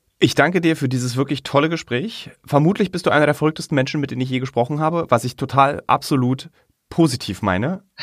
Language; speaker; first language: German; native; German